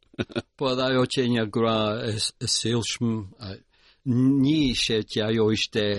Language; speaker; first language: Albanian; early bilingual, heritage; Albanian